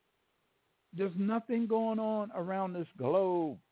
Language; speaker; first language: English; native; English